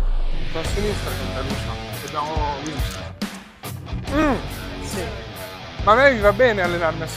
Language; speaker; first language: Italian; native; Italian